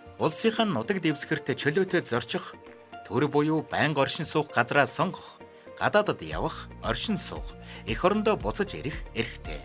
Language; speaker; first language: Mongolian; native; Mongolian